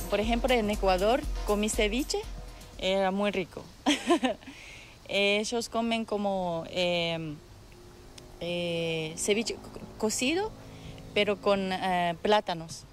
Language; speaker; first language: Spanish; non-native, learner; Japanese